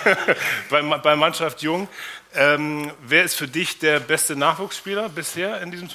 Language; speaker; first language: German; native; German